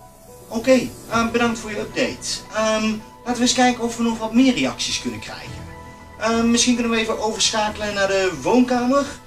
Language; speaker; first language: Dutch; native; Dutch